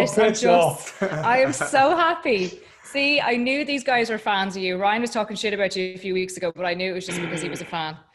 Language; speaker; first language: English; native; English